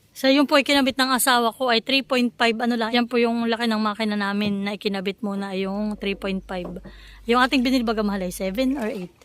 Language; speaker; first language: Filipino; native; Filipino